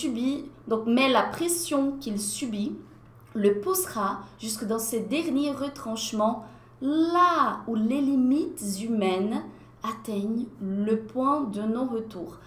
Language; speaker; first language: French; non-native, fluent; Portuguese